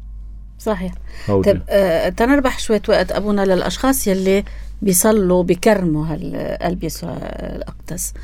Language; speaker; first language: Arabic; native; Arabic